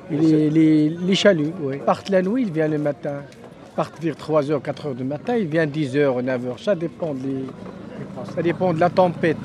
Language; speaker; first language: French; non-native, learner; Arabic